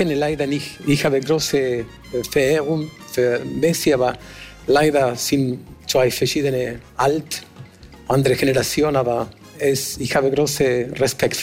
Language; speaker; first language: German; non-native, fluent; Spanish